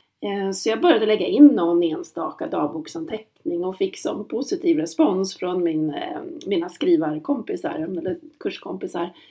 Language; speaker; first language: Swedish; native; Swedish